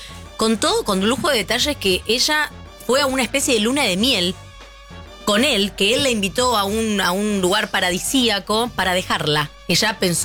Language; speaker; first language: Spanish; native; Spanish